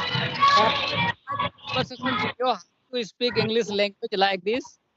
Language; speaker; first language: English; non-native, learner; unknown